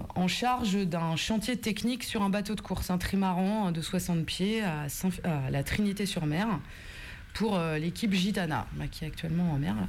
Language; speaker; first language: French; native; French